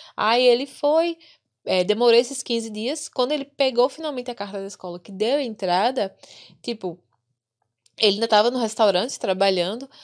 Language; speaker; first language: Portuguese; native; Portuguese